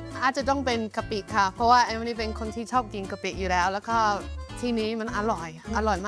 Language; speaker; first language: Thai; non-native, fluent; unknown